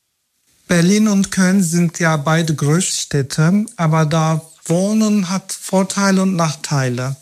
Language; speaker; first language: German; non-native, learner; Turkish